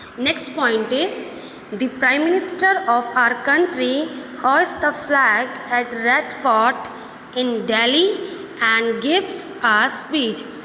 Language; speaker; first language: Hindi; native; Hindi